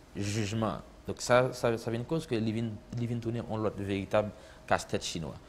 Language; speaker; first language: French; native; French